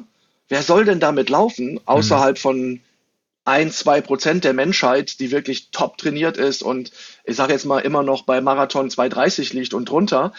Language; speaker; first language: German; native; German